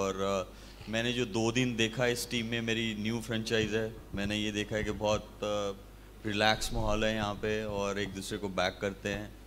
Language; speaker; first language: Urdu; native; Urdu